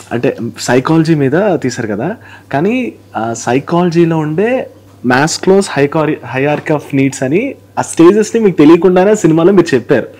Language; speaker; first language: Telugu; native; Telugu